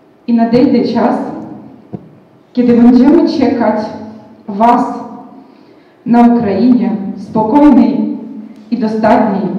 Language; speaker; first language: Polish; non-native, fluent; Ukrainian